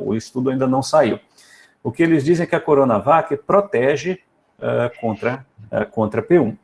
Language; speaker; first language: Portuguese; native; Portuguese